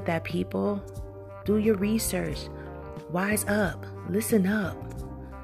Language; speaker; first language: English; native; English